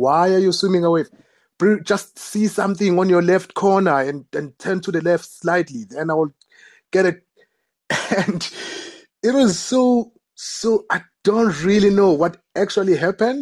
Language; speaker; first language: English; non-native, local second language; Zulu